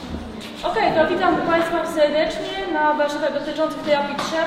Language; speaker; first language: Polish; native; Polish